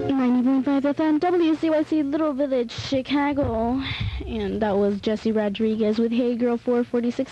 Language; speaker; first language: English; native; English